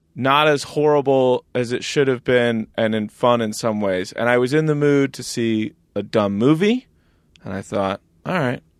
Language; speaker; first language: English; native; English